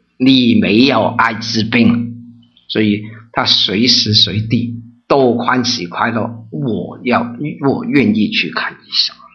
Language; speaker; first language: Chinese; non-native, local second language; Cantonese